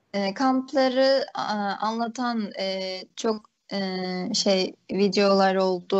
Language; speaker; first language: Turkish; early bilingual, other home language; Uyghur